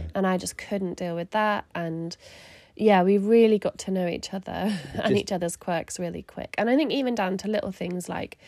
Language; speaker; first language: English; native; English